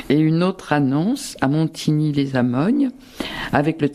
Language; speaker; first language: French; native; French